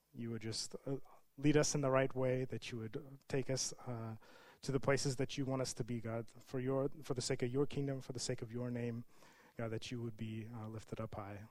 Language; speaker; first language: English; native; English